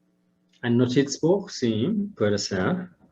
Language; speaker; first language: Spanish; non-native, fluent; German